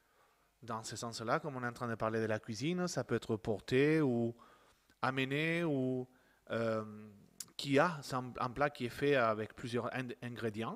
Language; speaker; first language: French; non-native, fluent; Spanish